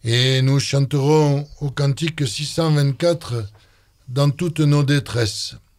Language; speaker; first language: French; native; French